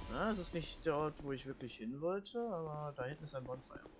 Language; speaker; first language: German; native; German